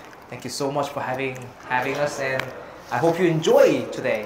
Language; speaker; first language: English; non-native, fluent; Korean